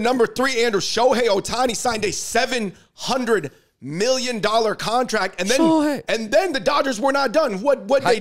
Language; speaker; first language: English; native; English